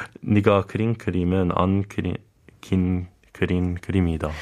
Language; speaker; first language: Korean; non-native, learner; English